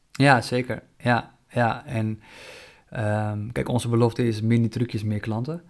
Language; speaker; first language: Dutch; native; Dutch